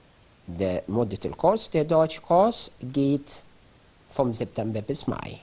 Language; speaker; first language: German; non-native, fluent; Arabic